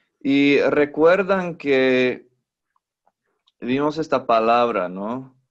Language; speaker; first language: Spanish; non-native, fluent; English